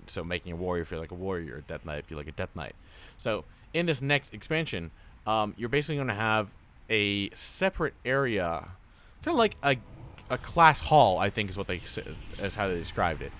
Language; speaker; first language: English; native; English